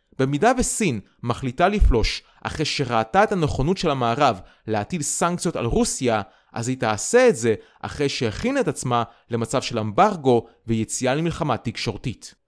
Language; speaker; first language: Hebrew; native; Hebrew